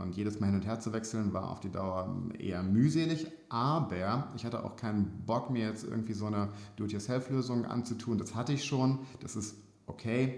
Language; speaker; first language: German; native; German